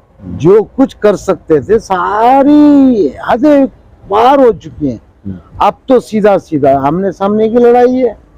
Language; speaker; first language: Hindi; non-native, local second language; Urdu